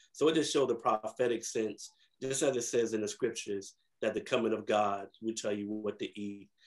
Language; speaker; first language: English; native; English